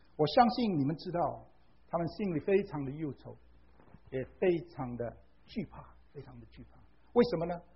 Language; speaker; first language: Chinese; non-native, fluent; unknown